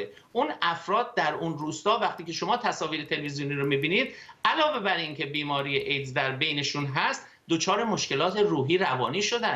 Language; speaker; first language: Persian; native; Persian